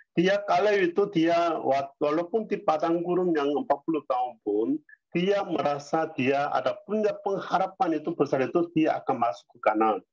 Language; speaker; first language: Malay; non-native, learner; Korean